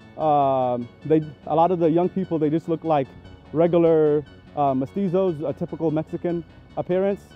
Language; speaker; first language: English; native; English